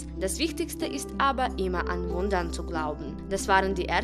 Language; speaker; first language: German; non-native, fluent; Ukrainian